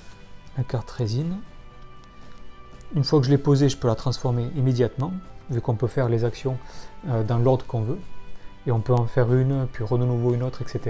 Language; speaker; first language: French; native; French